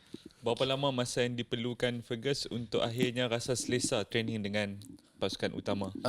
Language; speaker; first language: Malay; native; Malay